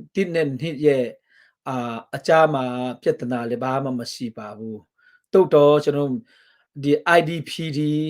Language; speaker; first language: Burmese; non-native, local second language; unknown